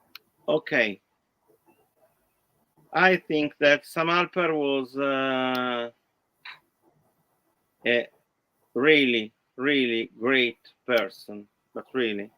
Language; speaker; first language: English; non-native, learner; Italian